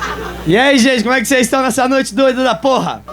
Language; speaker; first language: Portuguese; native; Portuguese